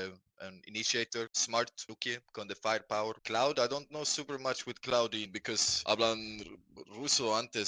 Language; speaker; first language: English; non-native, fluent; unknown